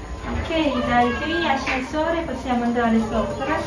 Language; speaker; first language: Italian; non-native, learner; Japanese